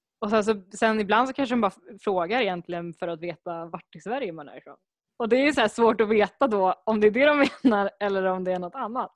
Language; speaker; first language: Swedish; native; Swedish